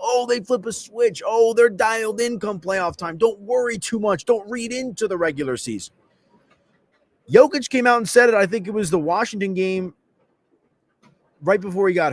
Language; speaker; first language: English; native; English